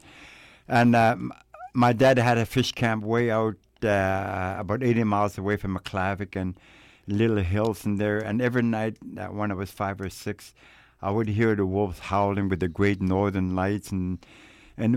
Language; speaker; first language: English; native; English